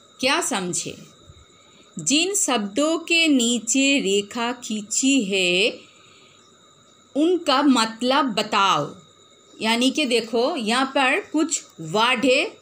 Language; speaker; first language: Hindi; non-native, local second language; Bangla